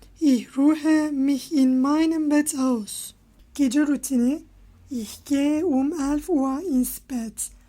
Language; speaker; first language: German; non-native, fluent; Turkish